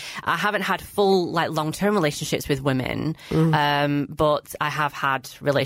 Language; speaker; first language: English; native; English